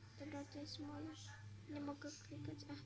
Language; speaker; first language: Polish; early bilingual, heritage; Polish